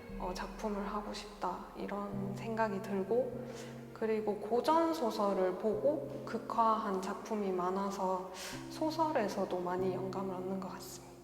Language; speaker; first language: Korean; native; Korean